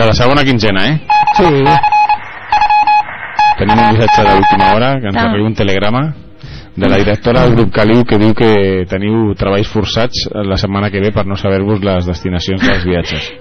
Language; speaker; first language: Catalan; native; Catalan